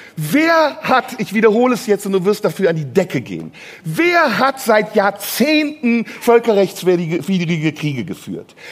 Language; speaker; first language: German; non-native, fluent; Turkish